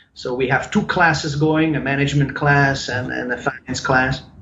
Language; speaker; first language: English; non-native, fluent; German